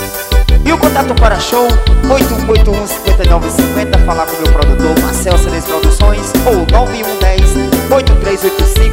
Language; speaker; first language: Portuguese; native; Portuguese